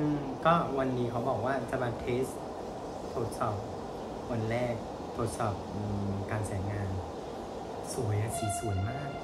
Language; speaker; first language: Thai; non-native, fluent; Vietnamese